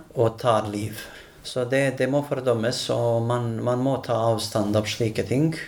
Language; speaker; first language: Norwegian; non-native, fluent; Bosnian